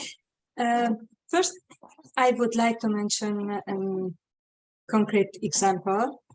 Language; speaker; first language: English; non-native, fluent; Hungarian